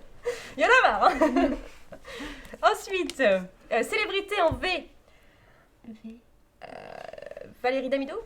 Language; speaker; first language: French; native; French